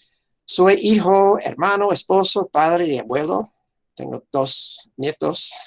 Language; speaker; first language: Spanish; non-native, fluent; English